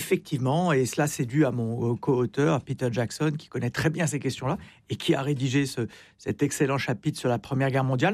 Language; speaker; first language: French; native; French